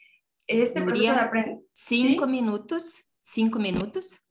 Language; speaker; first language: Spanish; non-native, learner; Portuguese